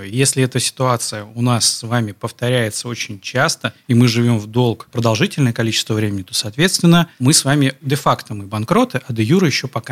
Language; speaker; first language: Russian; native; Russian